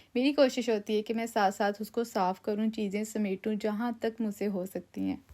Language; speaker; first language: Urdu; non-native, local second language; Punjabi